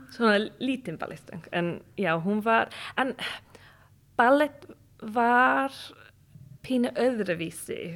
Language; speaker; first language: Icelandic; non-native, fluent; English